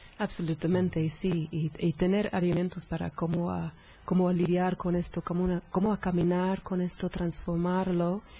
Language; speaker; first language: Spanish; non-native, fluent; English